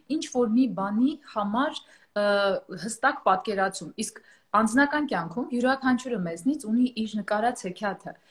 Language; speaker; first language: Armenian; native; Armenian